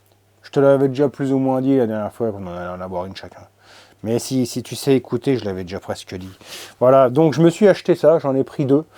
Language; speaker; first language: French; native; French